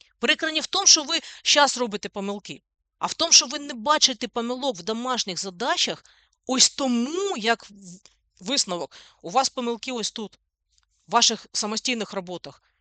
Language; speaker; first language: Ukrainian; non-native, local second language; Russian